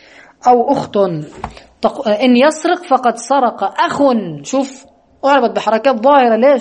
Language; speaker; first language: Arabic; native; Arabic